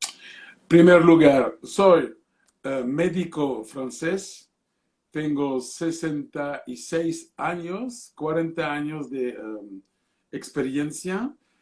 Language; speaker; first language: Spanish; non-native, fluent; French